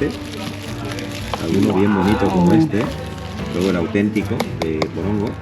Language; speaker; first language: Spanish; native; Spanish